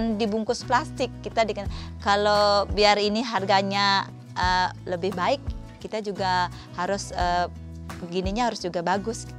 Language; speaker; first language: Indonesian; non-native, local second language; Balinese